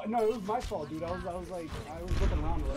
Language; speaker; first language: English; native; English